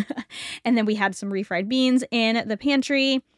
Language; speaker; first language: English; native; English